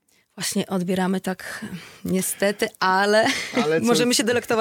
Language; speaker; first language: Polish; native; Polish